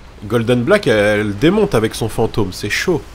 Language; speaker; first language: French; native; French